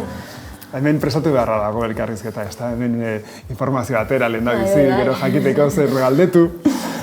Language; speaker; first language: Basque; native; Basque